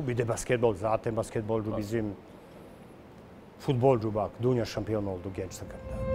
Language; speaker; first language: Turkish; non-native, learner; Serbian